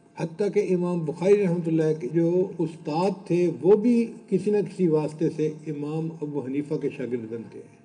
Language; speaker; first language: Urdu; non-native, local second language; Punjabi